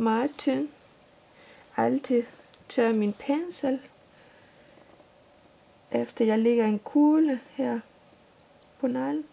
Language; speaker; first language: Danish; non-native, fluent; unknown